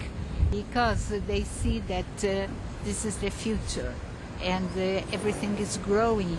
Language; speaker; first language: English; non-native, fluent; Portuguese